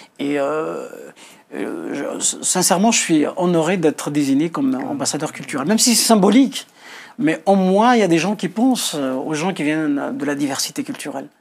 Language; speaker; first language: French; non-native, local second language; Kabyle